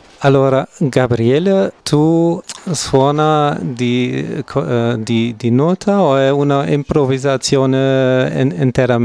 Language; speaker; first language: Italian; non-native, learner; German